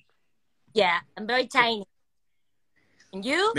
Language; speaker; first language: English; non-native, learner; Spanish